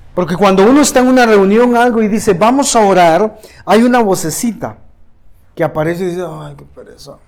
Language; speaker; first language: Spanish; native; Spanish